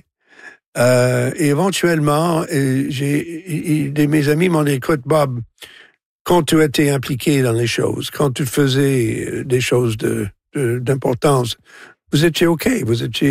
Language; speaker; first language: French; non-native, local second language; English